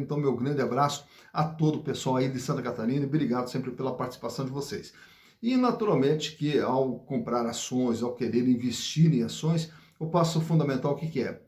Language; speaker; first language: Portuguese; native; Portuguese